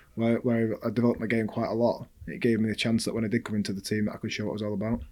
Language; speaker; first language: English; native; English